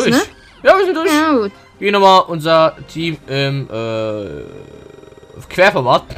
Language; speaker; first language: German; native; German